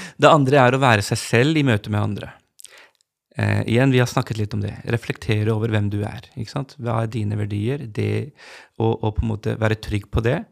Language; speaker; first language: Norwegian; early bilingual, other home language; Urdu